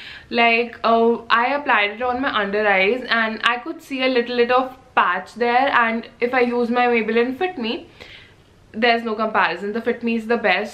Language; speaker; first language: English; non-native, local second language; Hindi